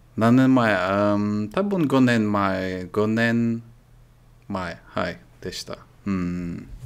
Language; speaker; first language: Japanese; non-native, learner; Russian